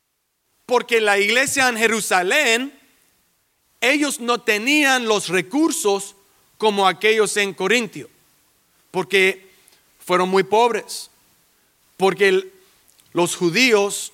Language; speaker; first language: Spanish; early bilingual, heritage; English